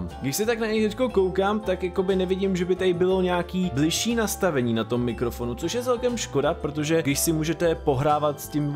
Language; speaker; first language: Czech; native; Czech